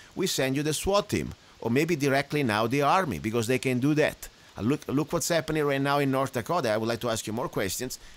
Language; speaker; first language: English; non-native, fluent; Italian